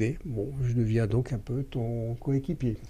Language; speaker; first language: French; native; French